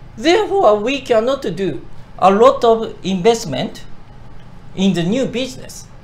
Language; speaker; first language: English; non-native, fluent; Japanese